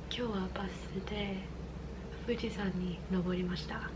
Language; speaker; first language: Japanese; non-native, learner; English